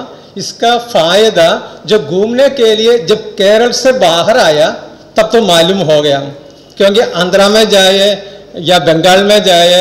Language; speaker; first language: Hindi; non-native, local second language; Malayalam